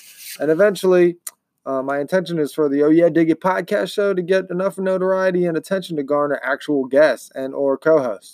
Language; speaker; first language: English; native; English